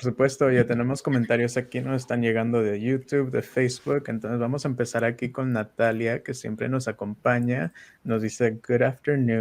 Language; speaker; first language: Spanish; native; Spanish